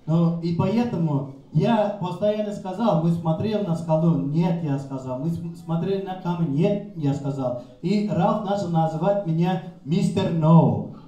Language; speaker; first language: Russian; non-native, fluent; English